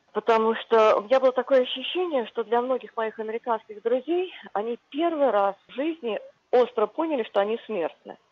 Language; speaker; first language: Russian; native; Russian